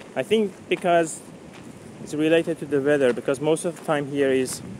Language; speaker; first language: English; non-native, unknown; Persian